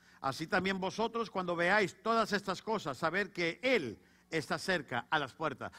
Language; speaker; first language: Spanish; native; Spanish